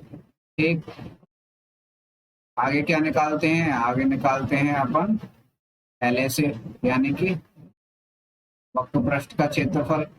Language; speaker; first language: Hindi; native; Hindi